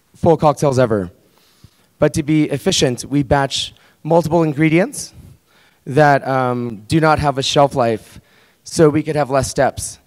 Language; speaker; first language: English; early bilingual, other home language; Spanish